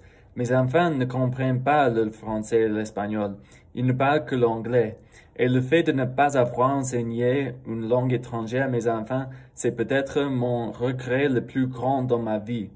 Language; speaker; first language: French; non-native, fluent; English